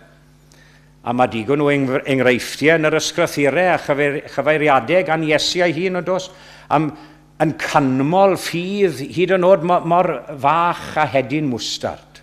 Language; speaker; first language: Welsh; native; Welsh